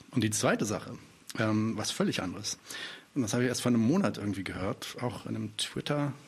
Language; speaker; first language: German; early bilingual, other home language; Arabic